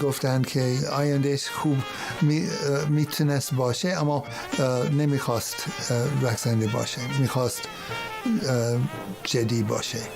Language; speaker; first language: Persian; non-native, fluent; English